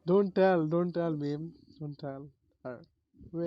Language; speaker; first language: English; non-native, learner; Bangla